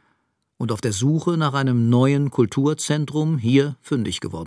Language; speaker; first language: German; native; German